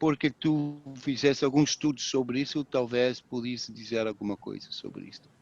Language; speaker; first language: Portuguese; non-native, fluent; Dutch